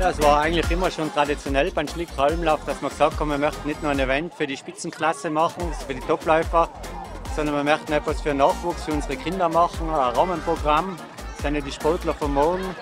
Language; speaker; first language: German; native; German